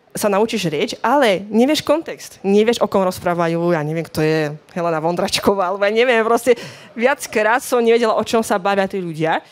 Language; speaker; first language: Slovak; non-native, fluent; Russian